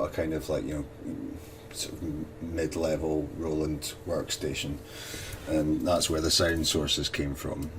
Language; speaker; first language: English; native; English